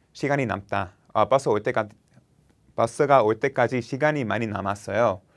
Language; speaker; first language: Korean; non-native, fluent; English